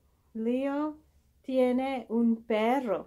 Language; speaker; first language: Spanish; early bilingual, heritage; Spanish